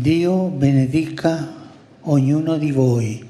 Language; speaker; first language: Italian; non-native, fluent; Spanish